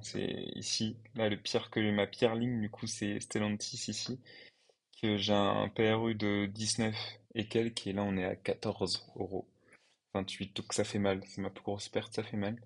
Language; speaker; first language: French; native; French